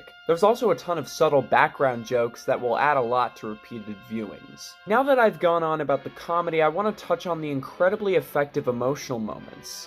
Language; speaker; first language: English; native; English